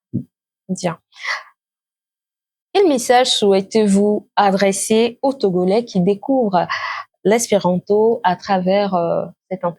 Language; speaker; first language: French; native; French